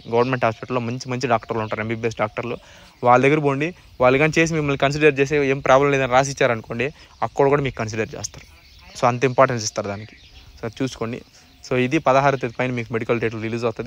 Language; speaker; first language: Telugu; native; Telugu